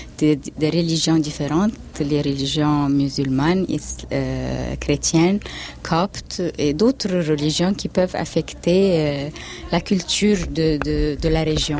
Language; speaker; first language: French; non-native, fluent; Arabic